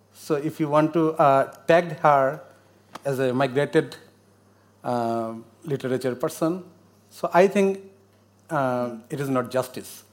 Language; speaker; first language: English; non-native, learner; Bangla